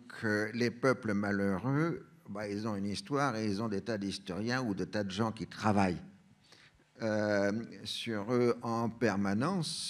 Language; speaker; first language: French; native; French